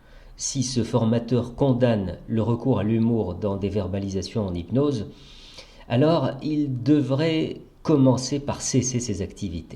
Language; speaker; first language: French; native; French